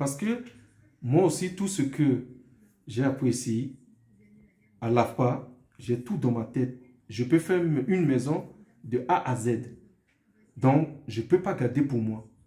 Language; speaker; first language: French; non-native, local second language; Sango